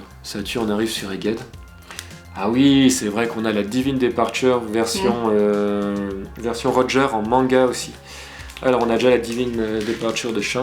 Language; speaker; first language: French; native; French